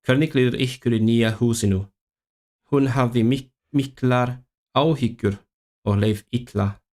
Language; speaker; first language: Icelandic; non-native, learner; Chinese